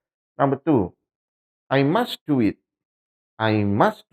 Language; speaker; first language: English; non-native, fluent; Indonesian